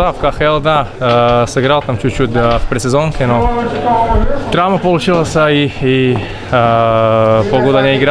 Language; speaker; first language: Russian; non-native, learner; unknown